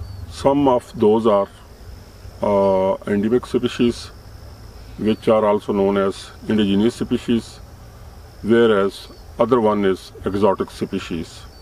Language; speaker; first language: English; non-native, local second language; Urdu